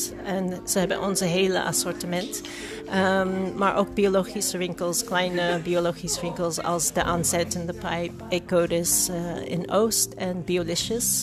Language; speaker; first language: Dutch; non-native, fluent; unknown